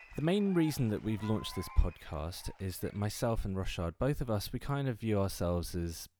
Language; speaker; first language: English; native; English